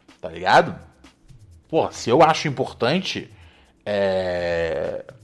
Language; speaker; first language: Portuguese; native; Portuguese